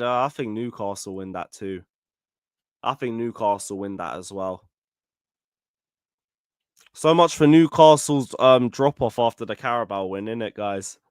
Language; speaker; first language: English; native; English